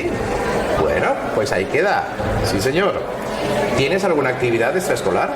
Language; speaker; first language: Spanish; native; Spanish